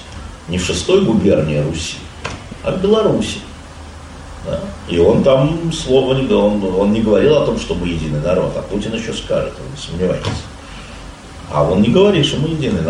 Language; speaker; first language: Russian; native; Russian